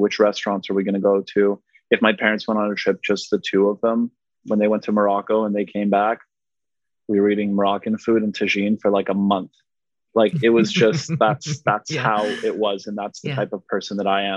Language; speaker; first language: English; non-native, fluent; Polish